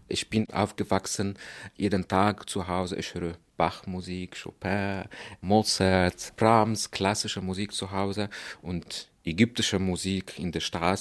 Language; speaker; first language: German; non-native, fluent; Arabic